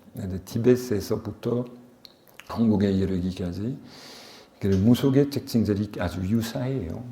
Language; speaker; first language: Korean; non-native, fluent; French